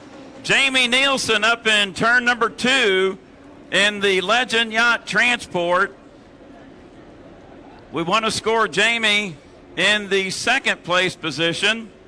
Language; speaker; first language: English; native; English